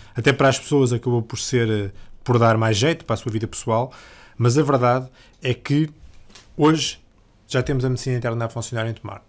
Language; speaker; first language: Portuguese; native; Portuguese